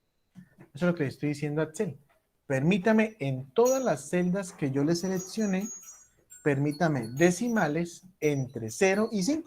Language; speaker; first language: Spanish; native; Spanish